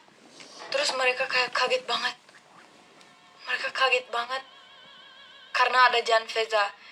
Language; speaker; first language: Indonesian; non-native, learner; Turkish